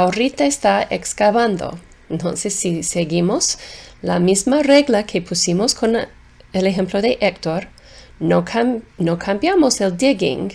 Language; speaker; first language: Spanish; non-native, fluent; English